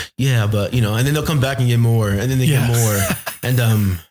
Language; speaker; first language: English; early bilingual, other home language; Spanish